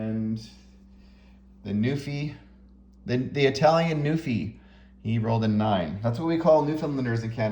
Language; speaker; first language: English; native; English